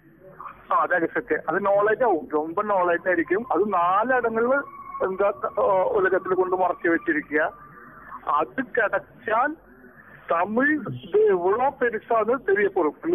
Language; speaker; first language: Tamil; non-native, learner; Malayalam